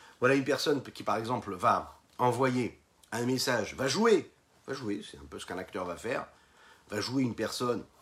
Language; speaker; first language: French; native; French